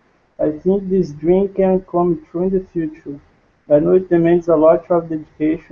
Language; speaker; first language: English; non-native, learner; Portuguese